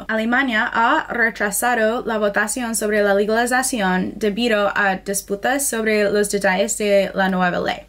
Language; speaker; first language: Spanish; non-native, fluent; English